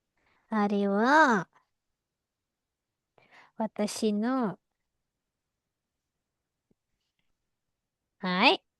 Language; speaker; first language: Japanese; non-native, fluent; Indonesian